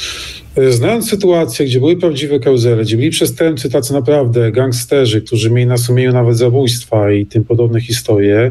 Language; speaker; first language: Polish; native; Polish